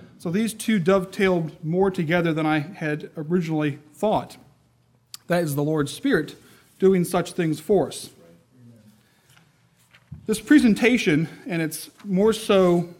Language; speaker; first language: English; native; English